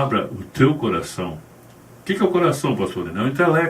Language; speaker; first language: Portuguese; native; Portuguese